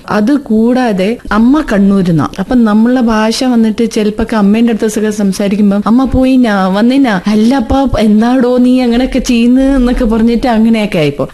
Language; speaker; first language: Malayalam; early bilingual, heritage; Malayalam